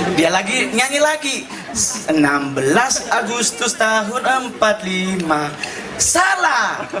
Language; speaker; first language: Indonesian; native; Indonesian